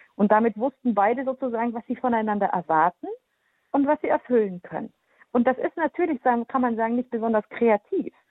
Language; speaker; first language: German; early bilingual, heritage; German